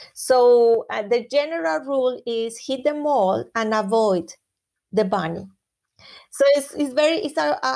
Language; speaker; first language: English; non-native, fluent; Spanish